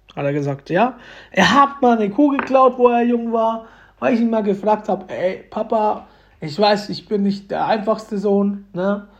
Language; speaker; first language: German; early bilingual, other home language; Romanian